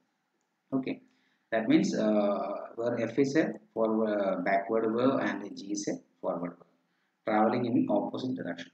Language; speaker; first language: English; non-native, local second language; Malayalam